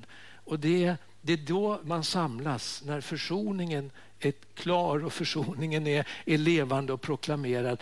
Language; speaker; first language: Swedish; native; Swedish